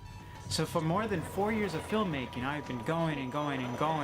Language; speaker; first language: English; native; English